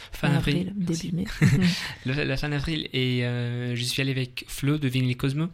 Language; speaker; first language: French; non-native, learner; English